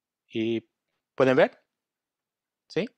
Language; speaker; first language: Spanish; non-native, fluent; English